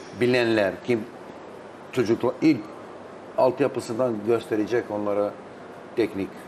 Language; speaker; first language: Turkish; non-native, fluent; Albanian